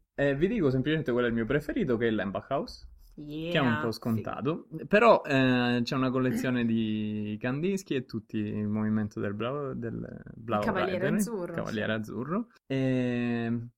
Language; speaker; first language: Italian; native; Italian